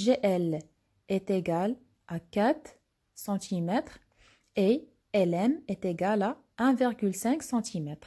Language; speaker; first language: French; non-native, local second language; Arabic